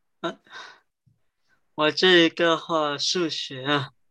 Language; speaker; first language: Chinese; early bilingual, heritage; Chinese